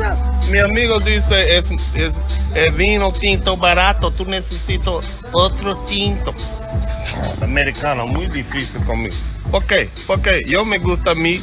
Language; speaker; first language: Spanish; non-native, learner; English